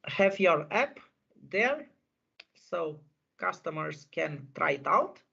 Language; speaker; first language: English; non-native, fluent; Romanian